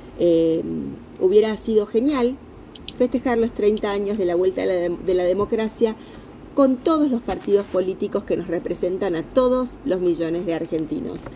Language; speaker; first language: Spanish; native; Spanish